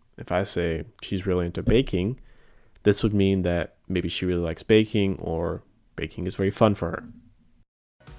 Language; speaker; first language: English; native; English